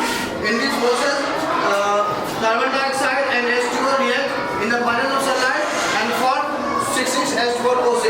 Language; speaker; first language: Hindi; native; Hindi